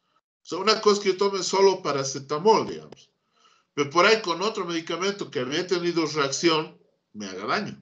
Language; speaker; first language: Spanish; native; Spanish